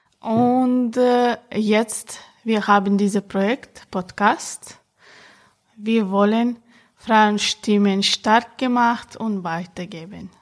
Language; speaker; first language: German; non-native, learner; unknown